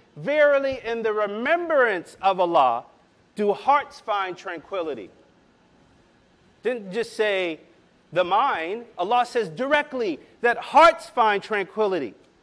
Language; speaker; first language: English; native; English